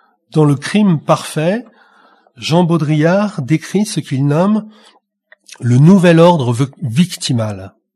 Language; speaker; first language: French; native; French